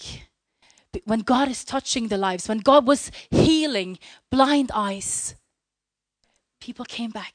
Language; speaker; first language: English; non-native, fluent; Norwegian